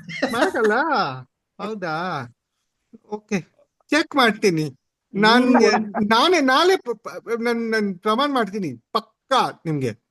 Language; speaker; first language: Kannada; non-native, learner; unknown